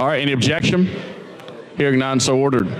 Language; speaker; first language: English; native; English